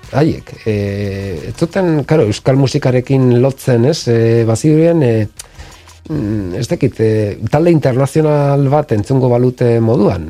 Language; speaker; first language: Basque; native; Basque